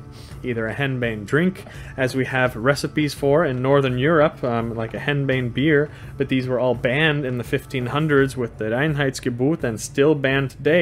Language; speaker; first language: English; non-native, fluent; Swedish